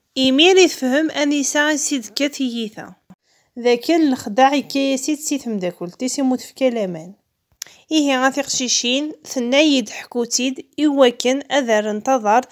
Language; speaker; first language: Arabic; non-native, local second language; Kabyle